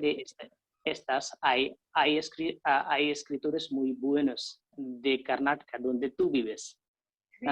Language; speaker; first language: Spanish; non-native, fluent; Hindi